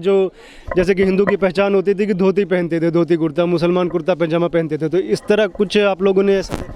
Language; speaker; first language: Hindi; native; Hindi